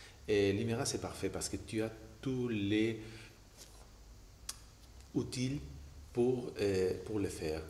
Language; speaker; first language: French; non-native, fluent; Spanish